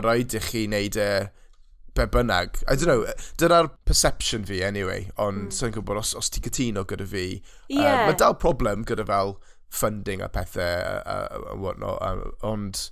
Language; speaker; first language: Welsh; non-native, local second language; English